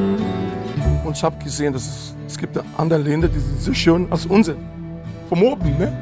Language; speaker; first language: German; non-native, learner; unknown